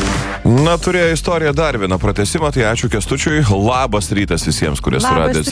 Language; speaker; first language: Lithuanian; native; Lithuanian